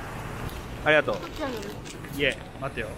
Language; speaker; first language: Japanese; native; Japanese